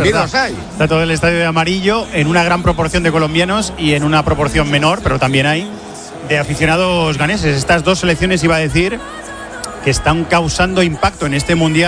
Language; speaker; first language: Spanish; native; Spanish